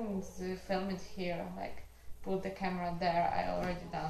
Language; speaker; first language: English; non-native, fluent; Ukrainian